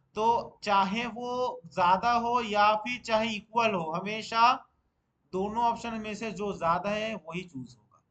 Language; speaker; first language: Hindi; non-native, local second language; Bangla